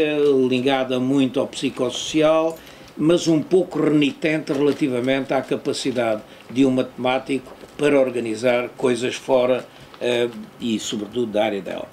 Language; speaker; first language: Portuguese; native; Portuguese